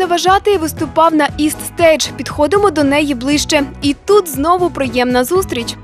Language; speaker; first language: Ukrainian; native; Ukrainian